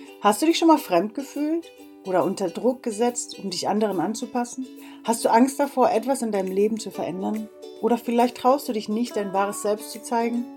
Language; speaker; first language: German; early bilingual, other home language; Spanish